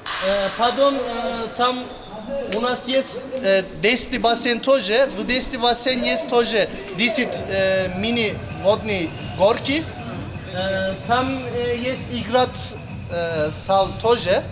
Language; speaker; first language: Russian; non-native, learner; Turkish